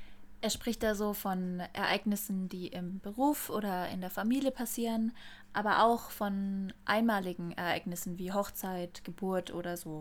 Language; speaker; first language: German; native; German